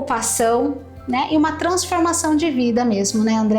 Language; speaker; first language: Portuguese; native; Portuguese